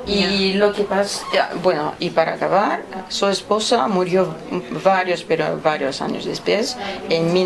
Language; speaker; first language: Spanish; non-native, fluent; Russian